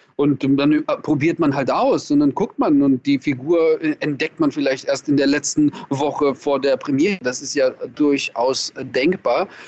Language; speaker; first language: German; early bilingual, other home language; Russian